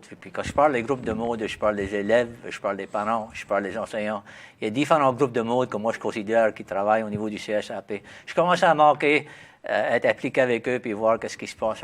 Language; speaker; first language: French; native; French